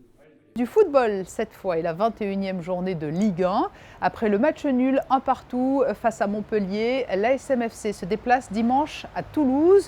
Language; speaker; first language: French; native; French